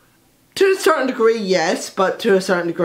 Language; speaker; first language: English; native; English